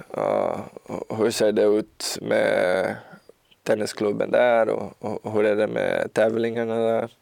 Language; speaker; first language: Swedish; non-native, learner; Portuguese